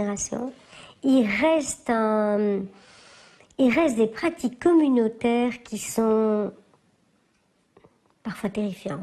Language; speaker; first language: French; native; French